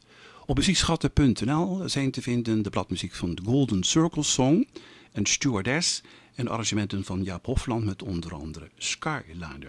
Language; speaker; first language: Dutch; native; Dutch